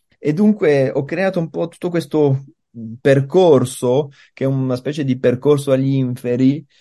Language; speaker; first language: Italian; non-native, fluent; French